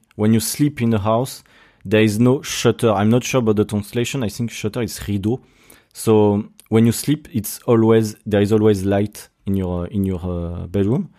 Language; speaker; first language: English; non-native, fluent; French